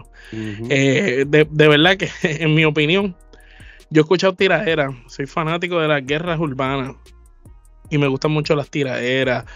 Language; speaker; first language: Spanish; native; Spanish